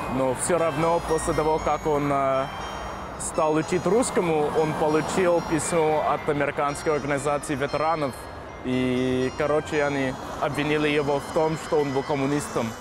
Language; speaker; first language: Russian; non-native, fluent; English